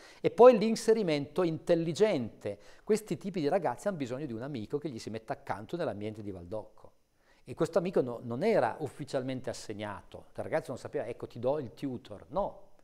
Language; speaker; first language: Italian; native; Italian